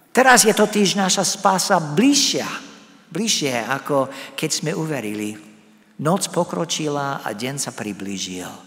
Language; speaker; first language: Slovak; non-native, fluent; English